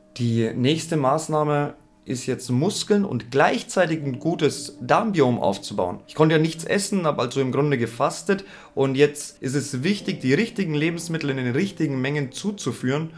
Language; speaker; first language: German; native; German